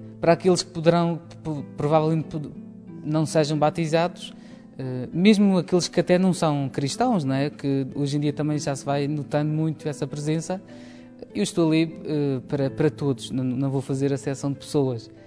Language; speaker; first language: Portuguese; native; Portuguese